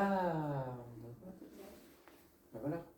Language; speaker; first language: French; native; French